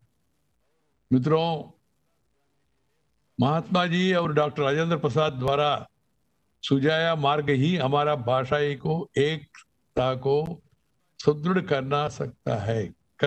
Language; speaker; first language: Hindi; non-native, local second language; Telugu